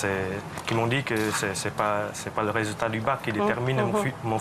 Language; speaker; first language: French; non-native, fluent; Khmer